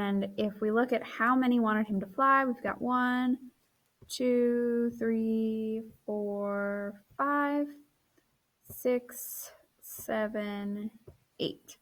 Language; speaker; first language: English; native; English